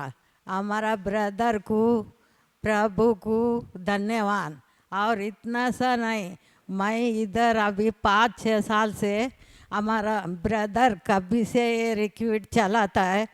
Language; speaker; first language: Hindi; non-native, local second language; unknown